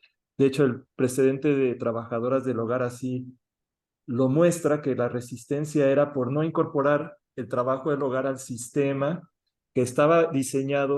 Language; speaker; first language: Spanish; native; Spanish